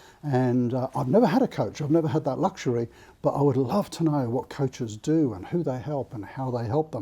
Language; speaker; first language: English; native; English